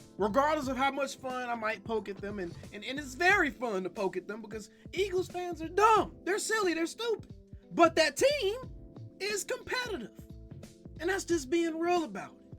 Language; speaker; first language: English; native; English